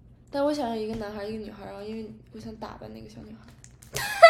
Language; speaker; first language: Chinese; native; Chinese